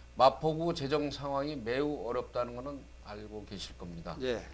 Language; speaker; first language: Korean; native; Korean